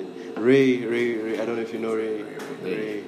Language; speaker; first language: English; non-native, local second language; Nyanja